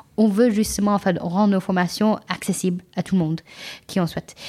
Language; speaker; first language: French; non-native, fluent; English